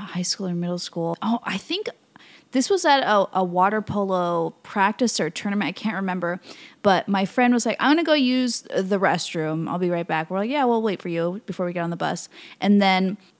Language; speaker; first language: English; early bilingual, other home language; Spanish